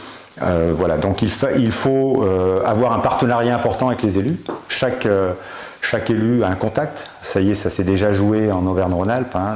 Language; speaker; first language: French; native; French